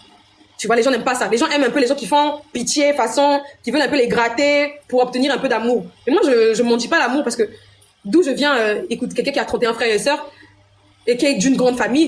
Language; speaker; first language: French; non-native, local second language; Lingala